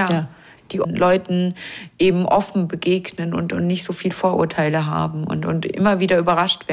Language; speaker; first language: German; native; German